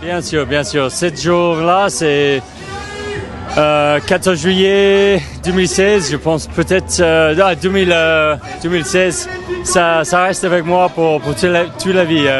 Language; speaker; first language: French; non-native, fluent; English